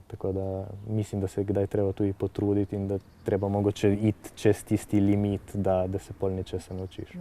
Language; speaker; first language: Slovenian; non-native, local second language; Italian